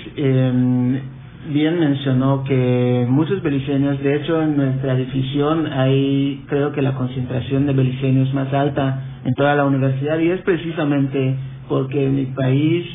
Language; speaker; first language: Spanish; non-native, fluent; English